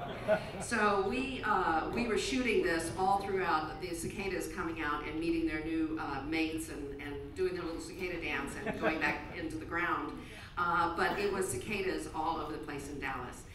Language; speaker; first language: English; native; English